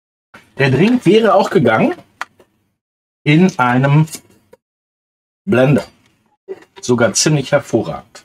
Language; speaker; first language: German; native; German